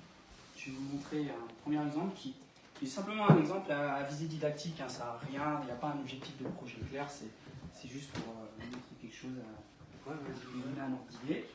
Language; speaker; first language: French; native; French